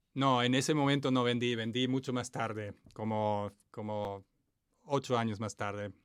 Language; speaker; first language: Spanish; non-native, fluent; German